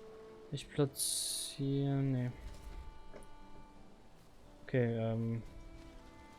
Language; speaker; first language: German; native; German